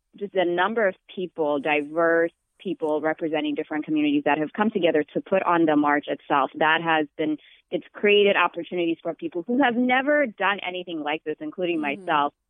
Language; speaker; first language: English; non-native, fluent; Amharic